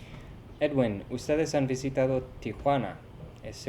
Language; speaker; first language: Spanish; non-native, fluent; English